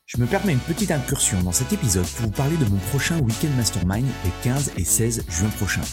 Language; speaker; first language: French; native; French